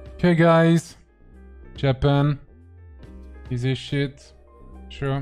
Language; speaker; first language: English; non-native, fluent; French